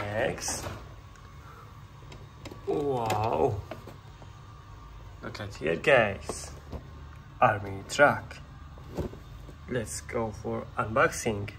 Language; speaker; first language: English; non-native, learner; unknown